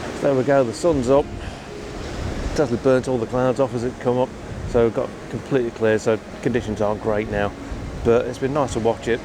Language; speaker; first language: English; native; English